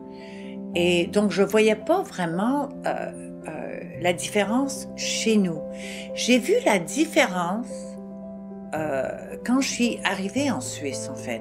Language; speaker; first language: French; native; French